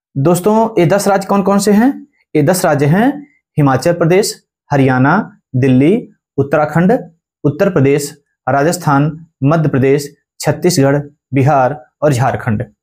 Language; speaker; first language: Hindi; native; Hindi